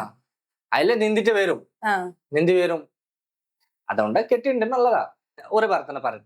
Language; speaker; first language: Malayalam; non-native, fluent; Bangla